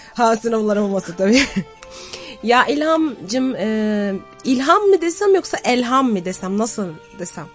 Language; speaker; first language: Turkish; native; Turkish